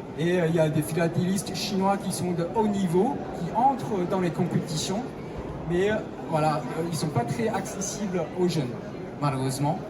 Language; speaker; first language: French; non-native, fluent; Chinese